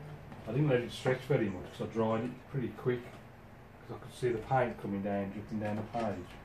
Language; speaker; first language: English; native; English